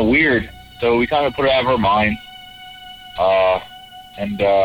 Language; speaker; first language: English; native; English